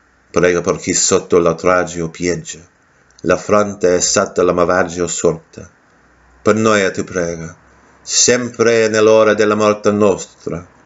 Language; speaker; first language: Italian; non-native, learner; English